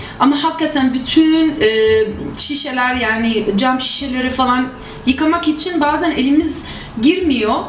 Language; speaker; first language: Turkish; non-native, fluent; Arabic